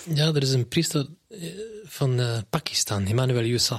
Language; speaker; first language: Dutch; non-native, fluent; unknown